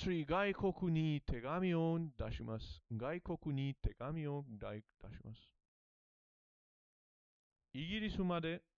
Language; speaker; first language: Japanese; non-native, learner; English